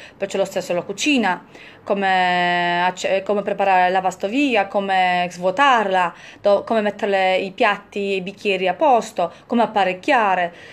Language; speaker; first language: Italian; non-native, fluent; Polish